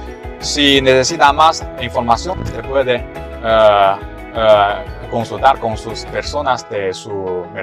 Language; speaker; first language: Spanish; non-native, learner; Chinese